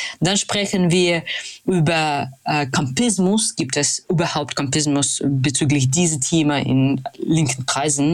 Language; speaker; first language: German; non-native, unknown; Russian